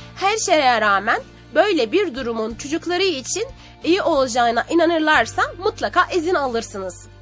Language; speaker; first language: Turkish; non-native, fluent; Arabic